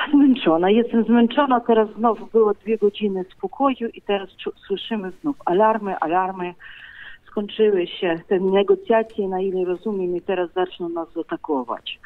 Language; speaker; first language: Polish; non-native, fluent; Ukrainian